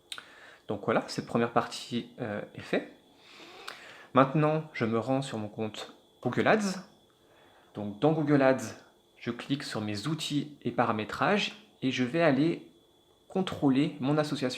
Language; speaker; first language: French; native; French